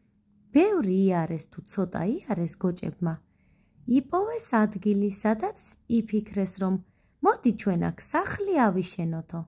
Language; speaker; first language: Georgian; native; Georgian